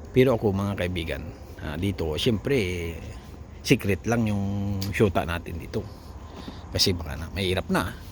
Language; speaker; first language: Filipino; native; Filipino